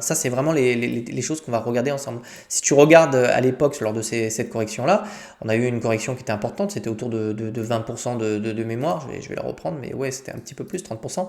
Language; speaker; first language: French; native; French